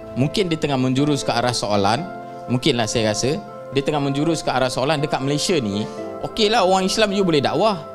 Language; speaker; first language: Malay; non-native, local second language; Tamil